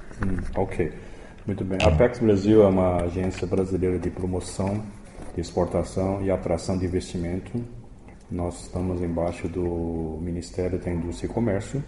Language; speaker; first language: Portuguese; early bilingual, other home language; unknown